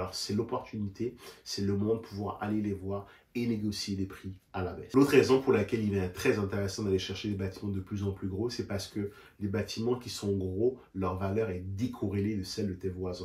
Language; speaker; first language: French; native; French